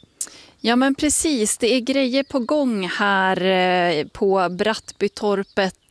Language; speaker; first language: Swedish; native; Swedish